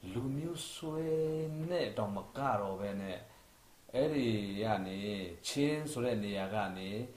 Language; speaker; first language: Burmese; non-native, local second language; Hakha Chin